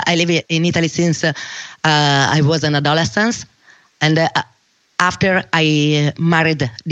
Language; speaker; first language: English; non-native, learner; Russian